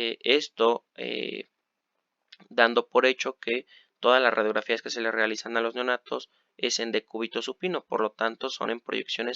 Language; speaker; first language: Spanish; native; Spanish